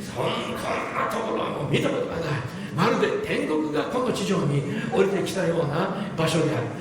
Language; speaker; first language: Japanese; non-native, fluent; English